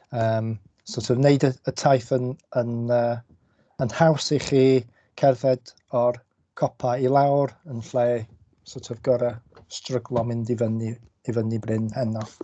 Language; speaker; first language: Welsh; non-native, local second language; English